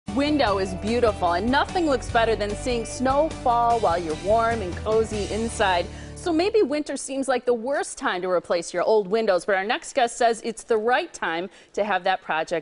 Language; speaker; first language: English; native; English